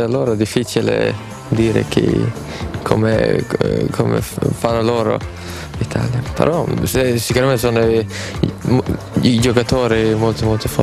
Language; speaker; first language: Italian; non-native, learner; Swedish